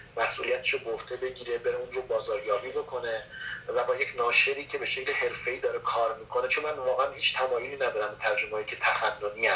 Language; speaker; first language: Persian; non-native, local second language; Kurdish